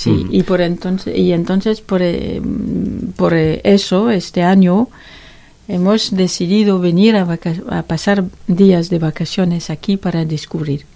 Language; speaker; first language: Spanish; non-native, learner; French